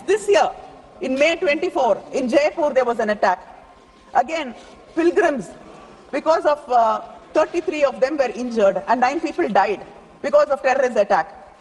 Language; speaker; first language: English; non-native, local second language; Tamil